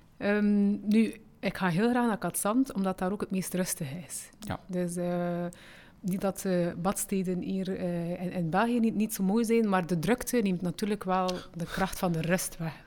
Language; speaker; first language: Dutch; early bilingual, other home language; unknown